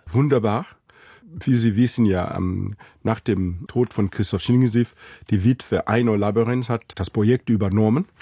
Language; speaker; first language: German; non-native, fluent; Mossi